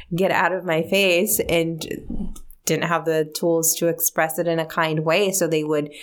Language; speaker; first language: English; early bilingual, other home language; Spanish